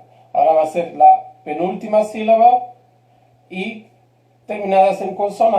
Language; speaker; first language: Spanish; non-native, fluent; Portuguese